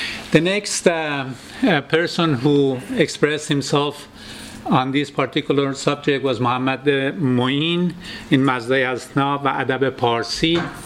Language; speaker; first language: English; non-native, fluent; Persian